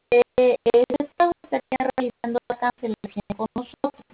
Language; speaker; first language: Spanish; native; Spanish